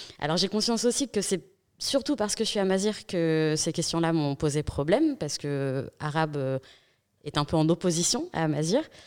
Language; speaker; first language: French; native; French